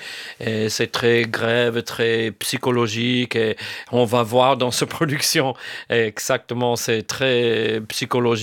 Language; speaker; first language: French; non-native, fluent; English